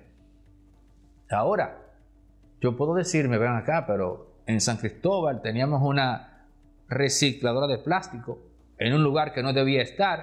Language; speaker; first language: Spanish; native; Spanish